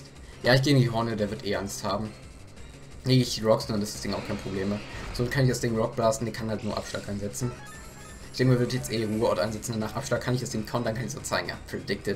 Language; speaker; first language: German; native; German